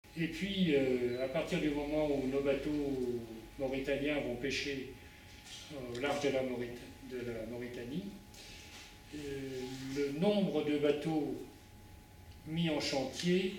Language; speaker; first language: French; native; French